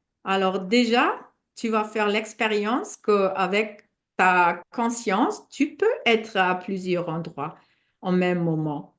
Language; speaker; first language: French; non-native, fluent; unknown